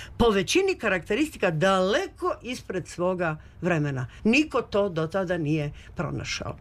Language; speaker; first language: Serbian; native; Serbian